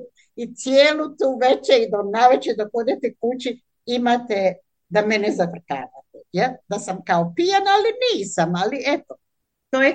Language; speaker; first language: Croatian; native; Croatian